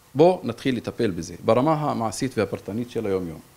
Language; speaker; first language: Hebrew; native; Hebrew